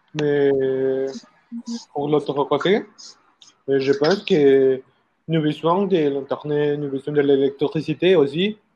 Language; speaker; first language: French; non-native, learner; Spanish